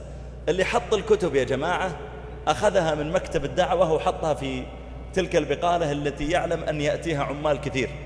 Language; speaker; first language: Arabic; native; Arabic